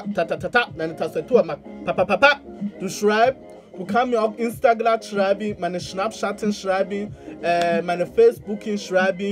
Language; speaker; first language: German; non-native, learner; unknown